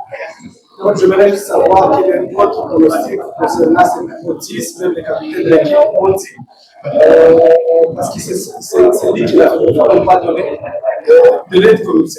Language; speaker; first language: French; non-native, local second language; Kinyarwanda